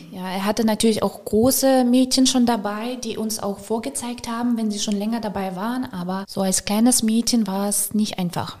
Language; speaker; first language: German; non-native, fluent; Russian